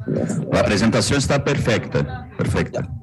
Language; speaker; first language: Spanish; non-native, learner; Portuguese